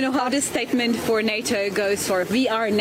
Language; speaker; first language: English; non-native, fluent; Turkish